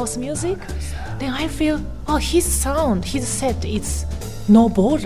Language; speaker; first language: English; non-native, learner; Japanese